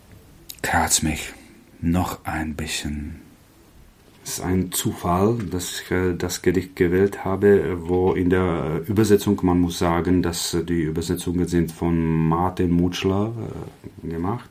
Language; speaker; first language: German; non-native, fluent; Czech